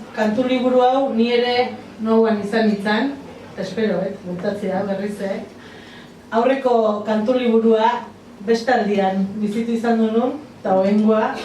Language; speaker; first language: Basque; native; Basque